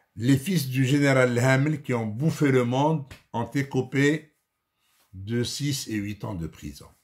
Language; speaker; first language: French; non-native, local second language; Arabic